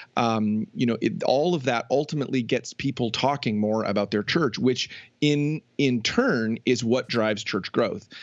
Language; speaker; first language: English; native; English